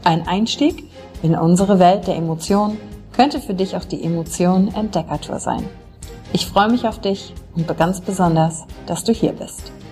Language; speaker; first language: German; native; German